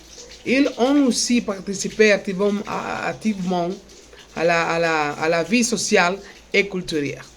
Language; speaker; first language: French; non-native, learner; Spanish